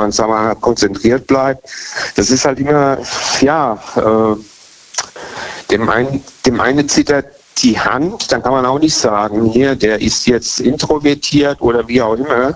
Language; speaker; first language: German; native; German